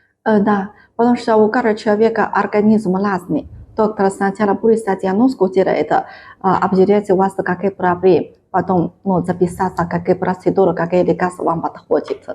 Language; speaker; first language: Russian; non-native, learner; Chinese